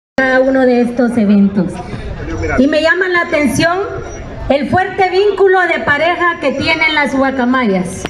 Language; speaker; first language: Spanish; native; Spanish